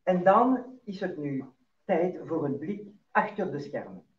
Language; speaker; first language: Dutch; non-native, local second language; French